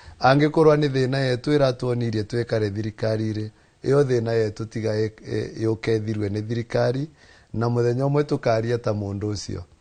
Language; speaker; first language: Kikuyu; non-native, local second language; Embu